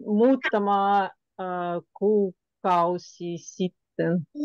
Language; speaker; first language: Finnish; non-native, learner; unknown